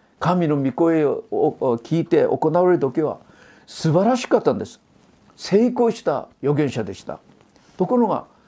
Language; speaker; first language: Japanese; non-native, fluent; Korean